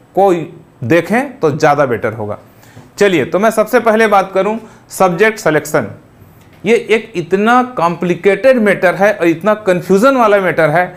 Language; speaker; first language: Hindi; native; Hindi